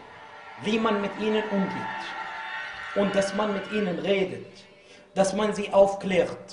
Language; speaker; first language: German; non-native, fluent; Arabic